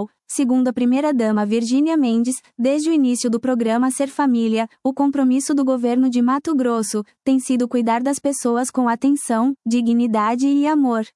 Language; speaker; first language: Portuguese; native; Portuguese